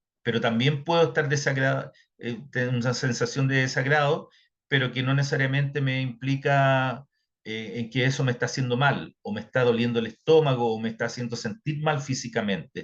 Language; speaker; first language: Spanish; native; Spanish